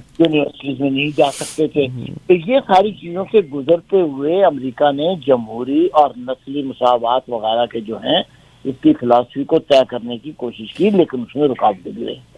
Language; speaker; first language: Urdu; native; Urdu